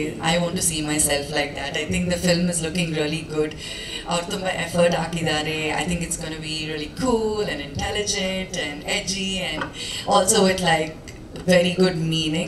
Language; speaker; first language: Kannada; non-native, learner; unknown